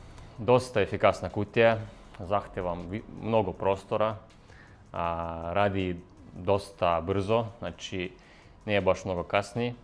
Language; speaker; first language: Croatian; non-native, fluent; Russian